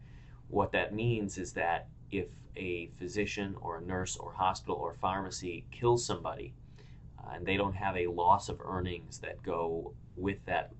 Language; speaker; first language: English; native; English